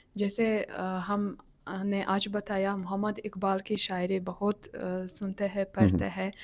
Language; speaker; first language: Urdu; non-native, fluent; Tajik